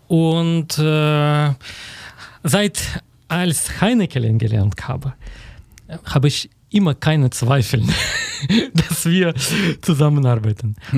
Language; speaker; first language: German; non-native, learner; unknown